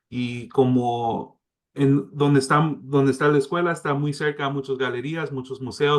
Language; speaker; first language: Spanish; early bilingual, heritage; English